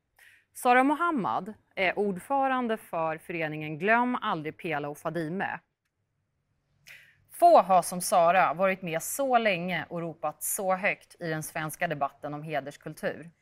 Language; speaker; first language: Swedish; native; Swedish